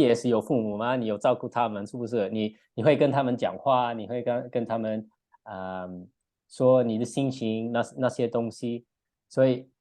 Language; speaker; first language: Chinese; early bilingual, heritage; English